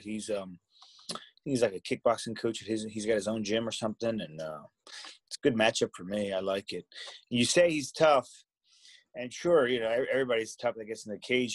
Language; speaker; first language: English; native; English